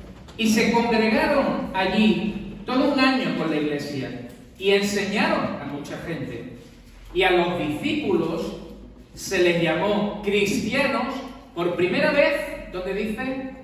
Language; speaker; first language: Spanish; native; Spanish